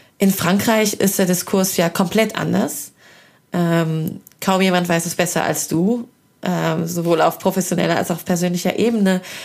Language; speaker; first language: German; early bilingual, other home language; Persian